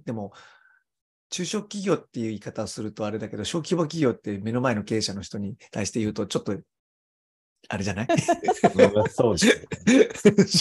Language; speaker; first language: Japanese; native; Japanese